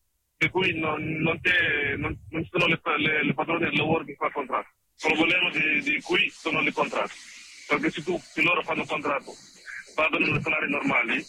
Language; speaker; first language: Italian; non-native, learner; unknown